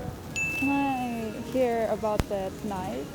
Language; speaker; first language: English; non-native, learner; Korean